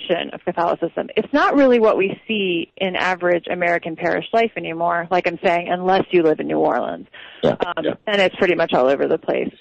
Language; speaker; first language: English; native; English